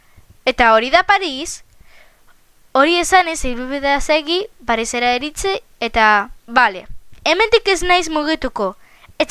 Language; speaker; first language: Basque; non-native, local second language; Spanish